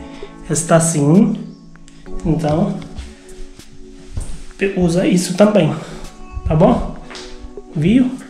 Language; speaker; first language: Portuguese; non-native, learner; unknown